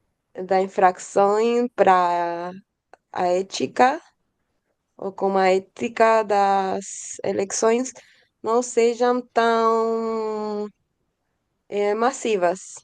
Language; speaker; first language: Portuguese; non-native, learner; Spanish